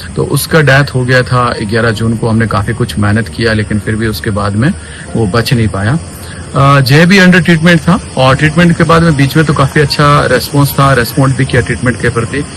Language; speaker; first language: Hindi; non-native, local second language; Gujarati